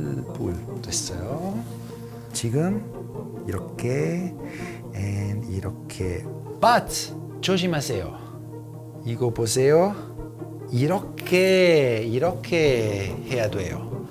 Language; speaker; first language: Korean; non-native, learner; Italian